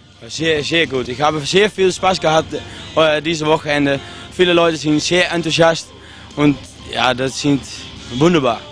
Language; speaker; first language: German; non-native, learner; Dutch